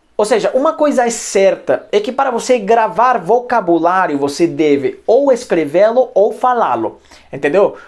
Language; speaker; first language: Portuguese; non-native, fluent; Spanish